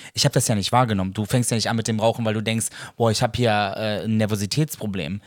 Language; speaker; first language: German; early bilingual, other home language; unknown